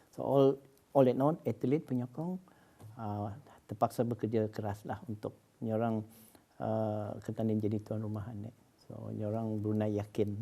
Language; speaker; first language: Malay; native; Malay